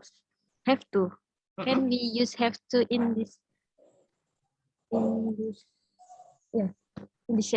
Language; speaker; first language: English; non-native, learner; Indonesian